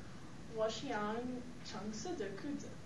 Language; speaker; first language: Chinese; non-native, learner; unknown